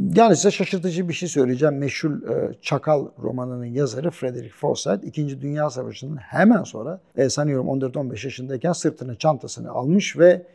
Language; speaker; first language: Turkish; native; Turkish